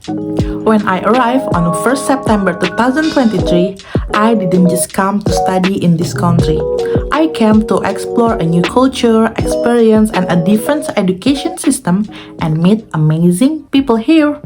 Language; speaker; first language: English; non-native, learner; Indonesian